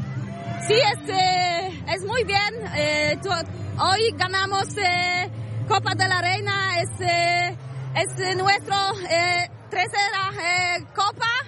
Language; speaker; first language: Spanish; non-native, learner; Polish